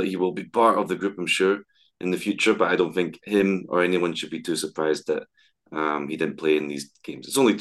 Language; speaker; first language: English; native; English